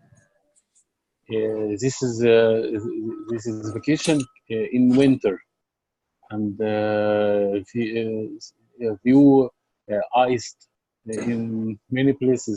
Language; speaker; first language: English; non-native, learner; Arabic